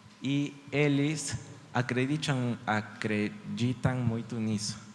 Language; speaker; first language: Portuguese; early bilingual, heritage; Portuguese